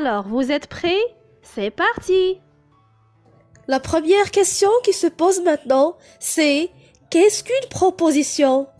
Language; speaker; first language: French; non-native, local second language; Arabic